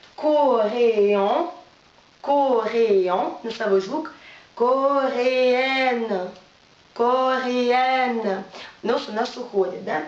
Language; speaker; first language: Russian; native; Russian